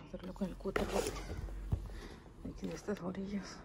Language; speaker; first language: Spanish; native; Spanish